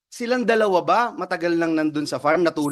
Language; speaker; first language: Filipino; native; Filipino